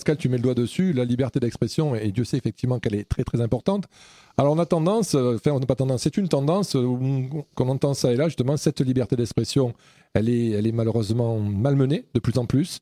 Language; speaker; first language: French; native; French